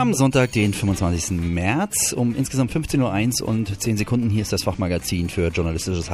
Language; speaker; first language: German; native; German